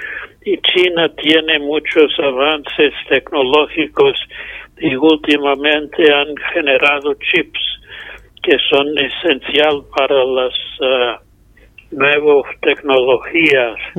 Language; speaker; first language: Spanish; non-native, fluent; English